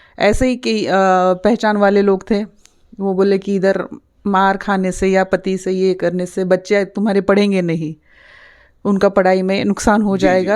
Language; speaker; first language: Hindi; non-native, local second language; Marathi